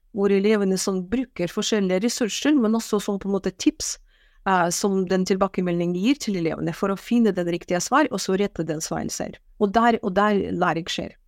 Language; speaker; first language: Norwegian; non-native, fluent; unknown